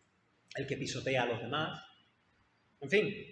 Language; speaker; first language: Spanish; native; Spanish